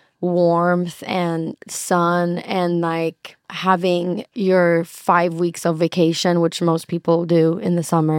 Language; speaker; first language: English; non-native, fluent; Swedish